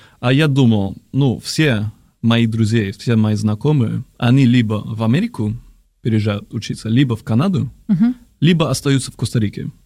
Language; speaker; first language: Russian; non-native, fluent; Spanish